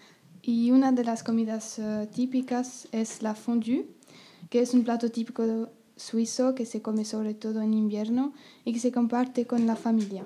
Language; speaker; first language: Spanish; non-native, learner; French